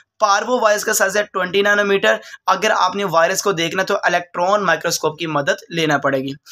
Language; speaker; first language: Urdu; non-native, local second language; Punjabi